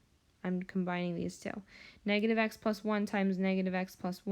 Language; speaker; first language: English; native; English